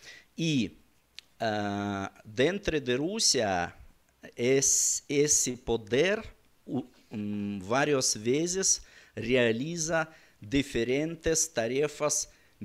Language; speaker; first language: Portuguese; non-native, learner; Russian